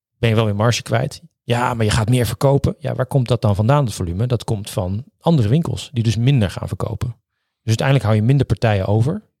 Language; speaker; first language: Dutch; native; Dutch